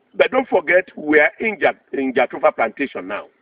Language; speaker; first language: English; non-native, local second language; Yoruba